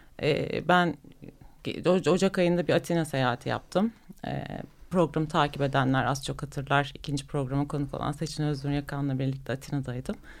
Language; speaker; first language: Turkish; native; Turkish